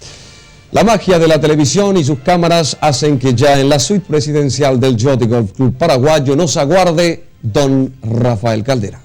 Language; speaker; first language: Spanish; native; Spanish